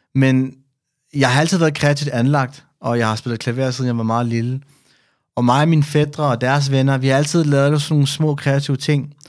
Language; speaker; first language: Danish; early bilingual, other home language; Persian